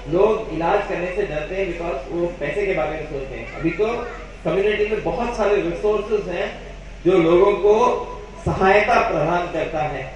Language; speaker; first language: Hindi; non-native, local second language; Bangla